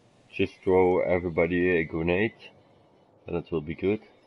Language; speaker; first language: English; non-native, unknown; Dutch